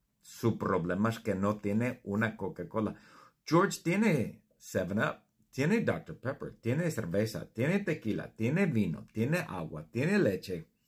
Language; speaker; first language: Spanish; non-native, fluent; English